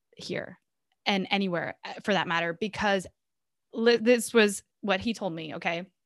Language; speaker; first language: English; native; English